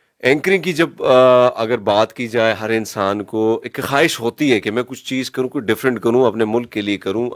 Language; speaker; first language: Urdu; non-native, local second language; Pashto